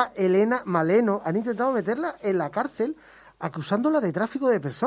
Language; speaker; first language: Spanish; native; Spanish